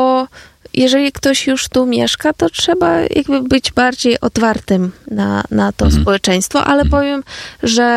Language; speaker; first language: Polish; non-native, fluent; Ukrainian